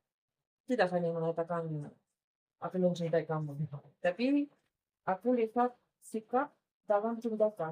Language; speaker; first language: Indonesian; non-native, learner; Russian